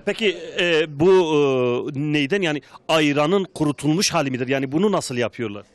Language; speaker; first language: Turkish; native; Turkish